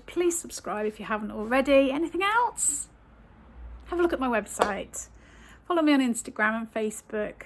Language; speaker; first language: English; native; English